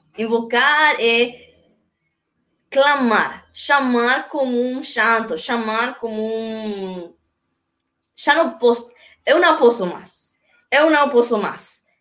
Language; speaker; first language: Portuguese; non-native, learner; Spanish